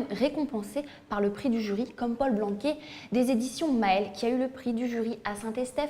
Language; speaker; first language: French; native; French